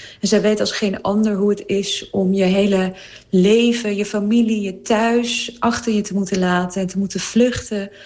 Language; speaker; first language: Dutch; early bilingual, other home language; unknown